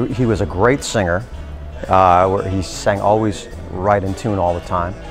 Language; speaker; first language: English; native; English